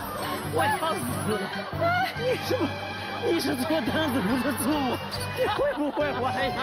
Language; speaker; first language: Chinese; native; Chinese